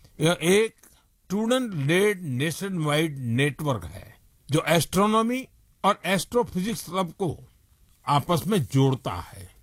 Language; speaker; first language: Hindi; non-native, local second language; Gujarati